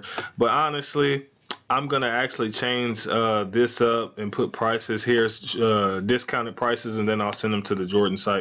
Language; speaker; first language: English; native; English